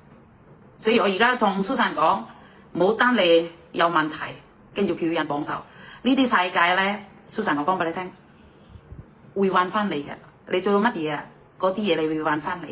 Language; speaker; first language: Cantonese; non-native, fluent; Indonesian